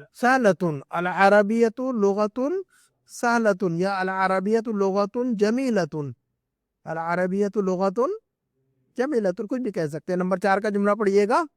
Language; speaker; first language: Urdu; native; Urdu